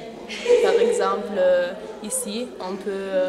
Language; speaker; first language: French; non-native, learner; Italian